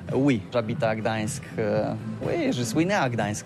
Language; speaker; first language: French; non-native, learner; Polish